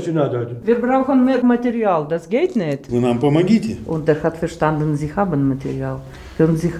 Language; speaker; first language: German; non-native, learner; Russian